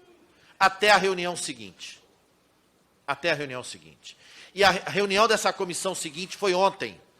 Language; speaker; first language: Portuguese; native; Portuguese